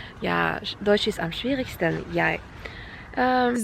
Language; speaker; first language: German; non-native, learner; Kazakh